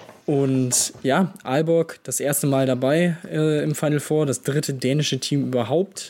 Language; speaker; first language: German; native; German